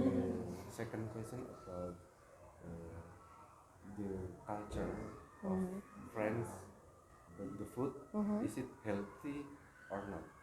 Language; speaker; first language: English; non-native, learner; Indonesian